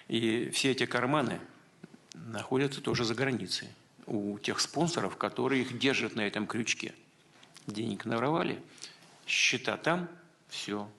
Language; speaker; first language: Russian; native; Russian